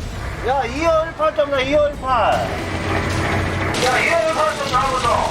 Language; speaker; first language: Korean; native; Korean